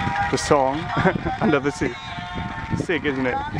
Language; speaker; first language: English; non-native, fluent; German